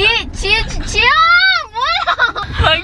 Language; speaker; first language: Korean; early bilingual, heritage; English